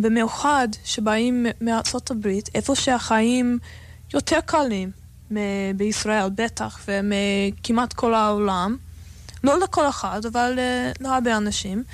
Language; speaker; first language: Hebrew; non-native, fluent; English